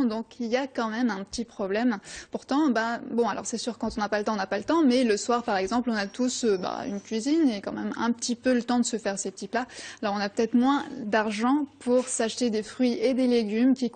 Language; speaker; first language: French; native; French